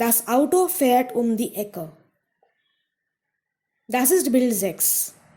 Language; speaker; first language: German; non-native, fluent; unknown